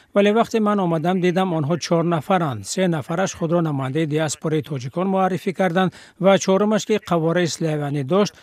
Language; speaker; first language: Tajik; non-native, local second language; Shughni